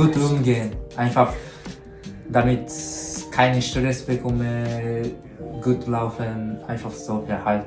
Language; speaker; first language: German; non-native, learner; Japanese